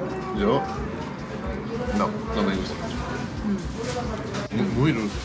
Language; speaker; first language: Spanish; non-native, learner; Japanese